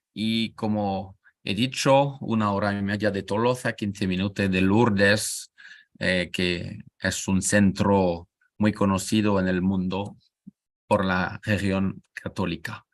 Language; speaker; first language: Spanish; non-native, learner; French